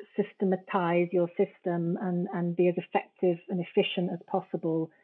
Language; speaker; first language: English; native; English